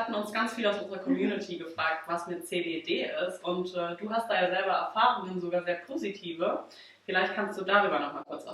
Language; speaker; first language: German; native; German